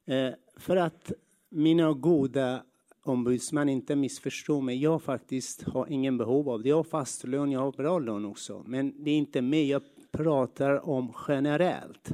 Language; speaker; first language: Swedish; non-native, learner; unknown